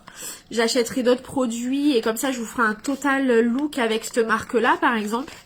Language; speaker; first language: French; native; French